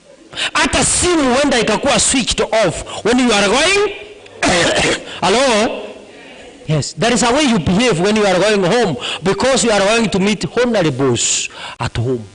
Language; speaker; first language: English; non-native, local second language; Gusii